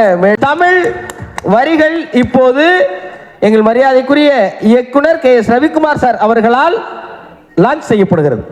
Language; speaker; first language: Tamil; native; Tamil